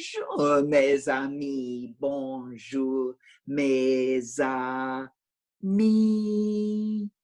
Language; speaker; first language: French; non-native, fluent; English